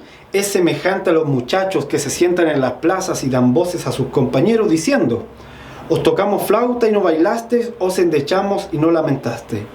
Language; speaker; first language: Spanish; native; Spanish